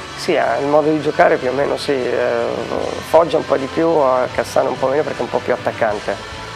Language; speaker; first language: Italian; native; Italian